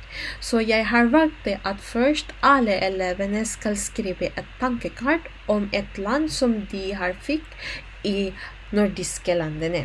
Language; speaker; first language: Norwegian; non-native, learner; Filipino